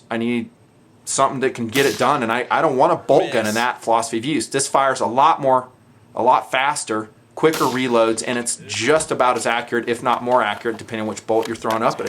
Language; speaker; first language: English; native; English